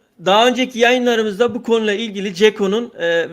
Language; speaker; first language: Turkish; native; Turkish